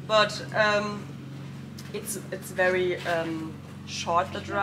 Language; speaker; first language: English; non-native, fluent; German